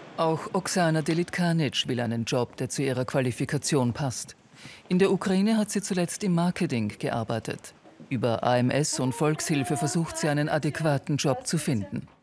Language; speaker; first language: German; native; German